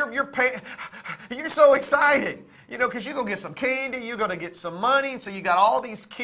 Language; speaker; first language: English; native; English